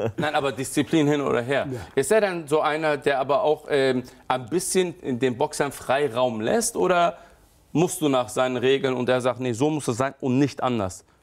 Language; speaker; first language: German; early bilingual, other home language; Turkish